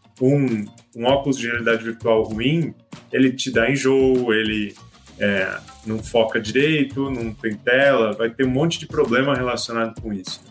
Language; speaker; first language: Portuguese; native; Portuguese